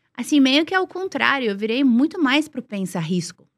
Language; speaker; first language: Portuguese; non-native, fluent; Serbian